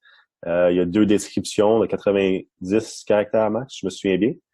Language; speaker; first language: French; non-native, local second language; English